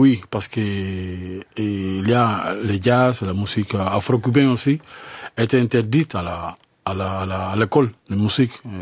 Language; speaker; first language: French; non-native, learner; Spanish